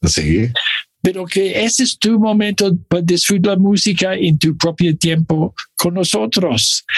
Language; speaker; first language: Spanish; non-native, fluent; English